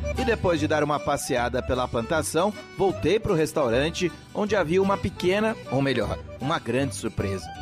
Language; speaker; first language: Portuguese; native; Portuguese